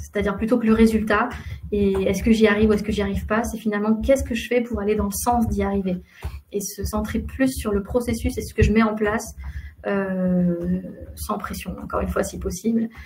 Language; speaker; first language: French; native; French